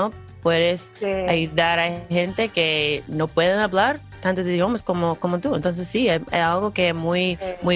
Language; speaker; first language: Spanish; non-native, fluent; English